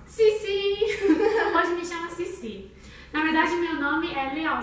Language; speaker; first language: Portuguese; non-native, learner; Chinese